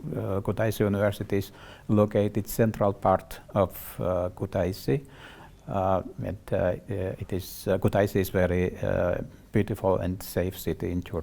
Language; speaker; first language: English; non-native, learner; Georgian